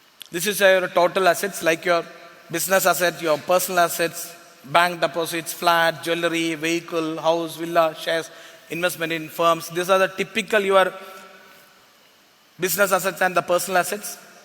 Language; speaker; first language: English; non-native, local second language; Malayalam